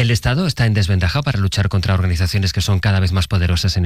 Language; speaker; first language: Spanish; native; Spanish